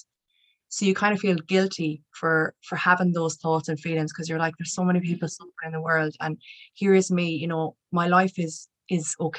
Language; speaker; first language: English; native; English